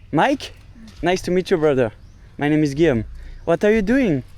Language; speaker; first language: English; non-native, learner; French